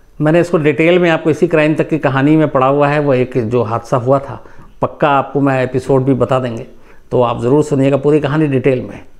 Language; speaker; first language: Hindi; native; Hindi